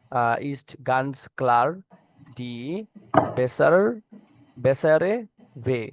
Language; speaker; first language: German; non-native, learner; Bangla